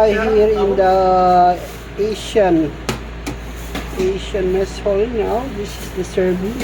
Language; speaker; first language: English; non-native, local second language; Filipino